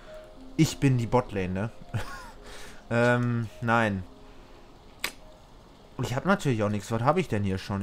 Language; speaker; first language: German; native; German